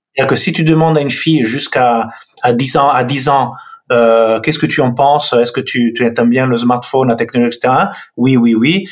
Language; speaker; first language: French; non-native, fluent; Italian